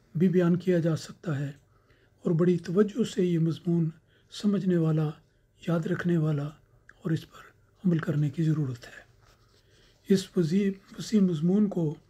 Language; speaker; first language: Urdu; native; Urdu